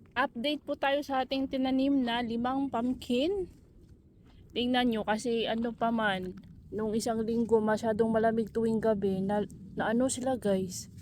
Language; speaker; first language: Filipino; non-native, local second language; Cebuano